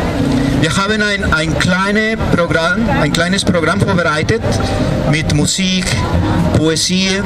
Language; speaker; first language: German; non-native, fluent; Spanish